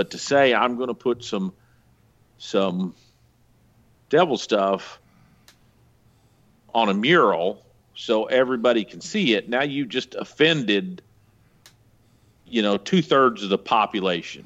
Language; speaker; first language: English; native; English